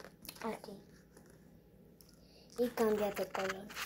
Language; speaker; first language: Spanish; early bilingual, heritage; Spanish